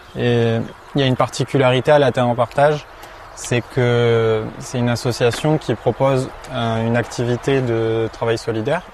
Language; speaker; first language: French; native; French